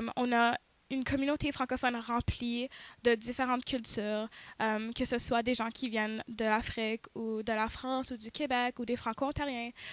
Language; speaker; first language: French; native; French